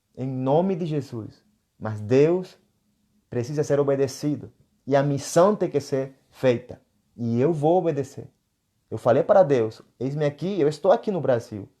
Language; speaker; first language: Portuguese; non-native, fluent; Spanish